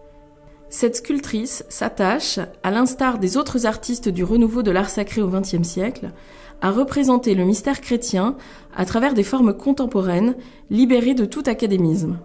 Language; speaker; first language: French; native; French